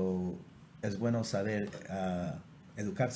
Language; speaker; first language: Spanish; native; Spanish